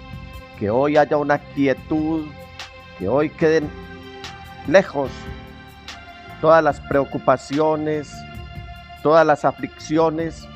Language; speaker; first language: Spanish; native; Spanish